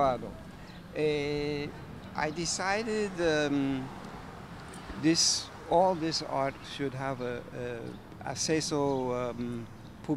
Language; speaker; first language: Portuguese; non-native, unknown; English